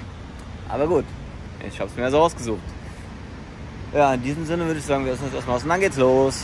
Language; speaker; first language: German; native; German